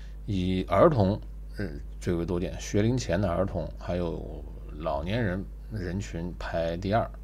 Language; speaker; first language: Chinese; native; Chinese